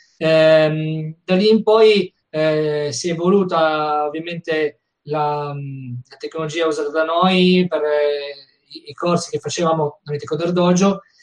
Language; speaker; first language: Italian; native; Italian